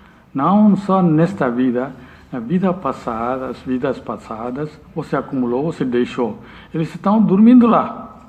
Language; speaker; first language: Portuguese; non-native, learner; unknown